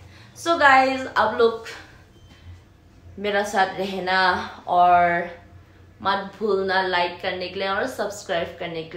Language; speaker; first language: Hindi; non-native, local second language; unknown